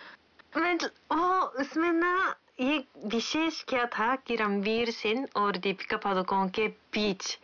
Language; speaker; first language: Hindi; non-native, fluent; Japanese